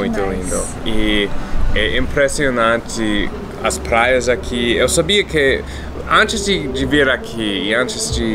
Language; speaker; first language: Portuguese; non-native, fluent; English